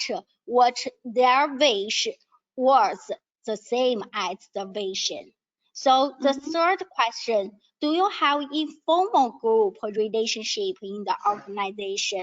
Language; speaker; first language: English; non-native, learner; Chinese